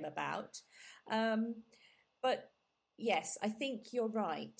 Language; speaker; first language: English; non-native, local second language; Gujarati